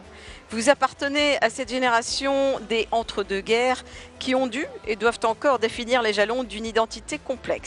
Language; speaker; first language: French; non-native, local second language; Arabic